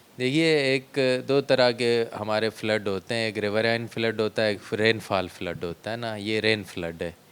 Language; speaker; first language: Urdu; non-native, local second language; Sindhi